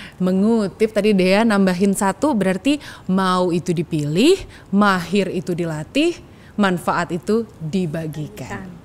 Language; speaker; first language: Indonesian; native; Indonesian